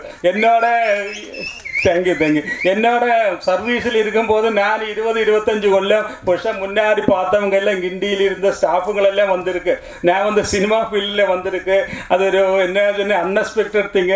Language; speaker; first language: Tamil; non-native, local second language; Malayalam